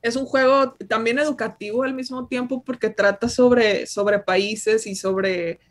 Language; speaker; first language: Spanish; native; Spanish